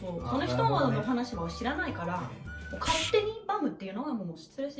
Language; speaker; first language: Japanese; non-native, fluent; English